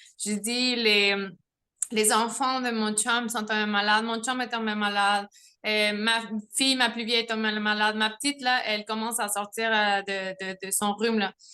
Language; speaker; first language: French; non-native, fluent; Spanish